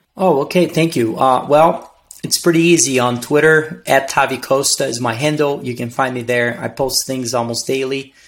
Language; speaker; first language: English; non-native, fluent; Portuguese